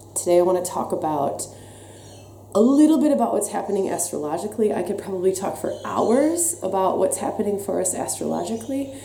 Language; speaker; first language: English; native; English